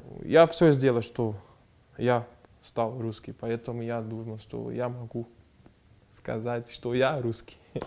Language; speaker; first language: Russian; non-native, fluent; Portuguese